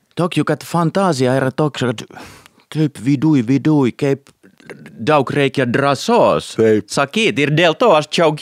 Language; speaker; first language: Lithuanian; non-native, learner; Finnish